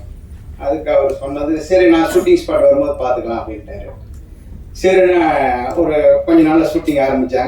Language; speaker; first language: Tamil; native; Tamil